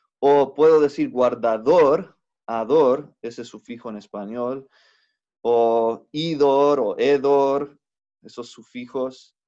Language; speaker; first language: Spanish; non-native, fluent; English